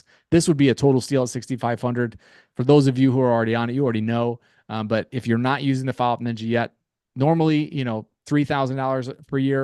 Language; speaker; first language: English; native; English